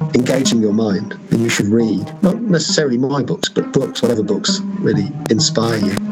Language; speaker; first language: English; native; English